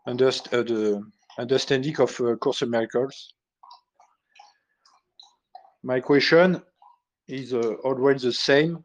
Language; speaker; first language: English; non-native, learner; French